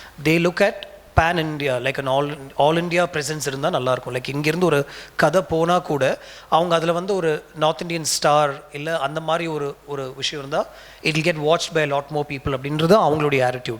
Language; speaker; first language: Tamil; non-native, local second language; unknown